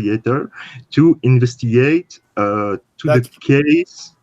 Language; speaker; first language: English; non-native, learner; French